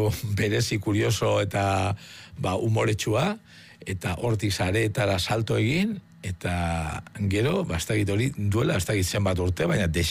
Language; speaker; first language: Basque; native; Basque